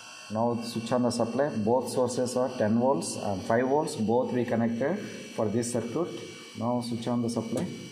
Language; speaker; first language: English; non-native, local second language; Telugu